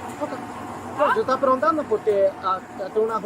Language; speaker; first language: Spanish; early bilingual, heritage; Spanish